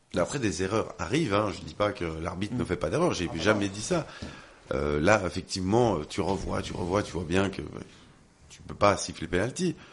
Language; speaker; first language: French; native; French